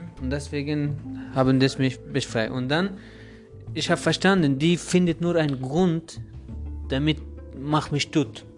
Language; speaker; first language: German; non-native, learner; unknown